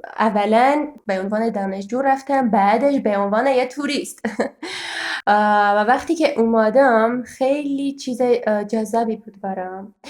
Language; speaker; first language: Persian; non-native, fluent; Armenian